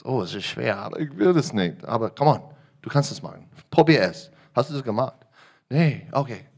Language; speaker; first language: German; non-native, learner; English